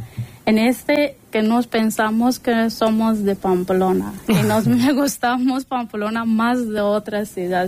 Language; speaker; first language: Spanish; non-native, learner; Persian